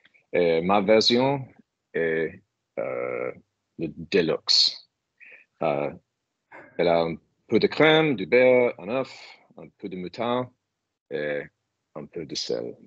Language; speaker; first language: French; non-native, fluent; English